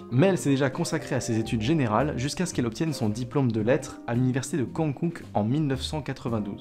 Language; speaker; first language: French; native; French